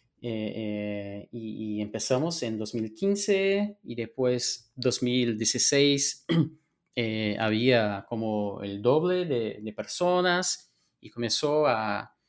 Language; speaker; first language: Spanish; non-native, fluent; Portuguese